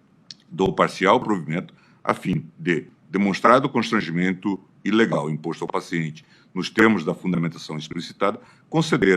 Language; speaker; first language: Portuguese; native; Portuguese